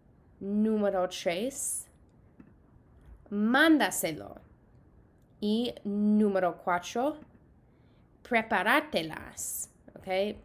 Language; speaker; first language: Spanish; non-native, fluent; English